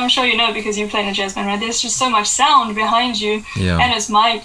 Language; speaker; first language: English; native; English